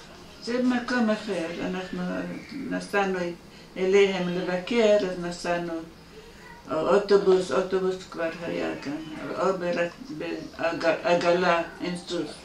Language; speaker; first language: Hebrew; non-native, fluent; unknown